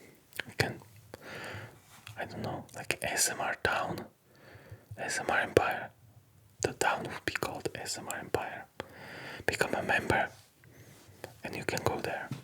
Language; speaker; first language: English; non-native, fluent; Polish